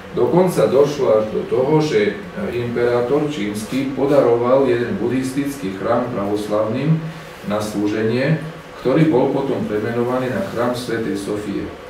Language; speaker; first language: Slovak; native; Slovak